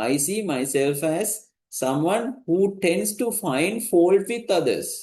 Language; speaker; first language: English; non-native, local second language; Sinhala